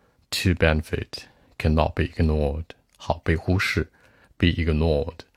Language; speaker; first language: English; non-native, fluent; Chinese